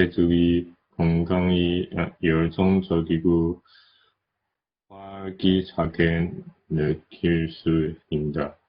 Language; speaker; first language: Korean; non-native, learner; Chinese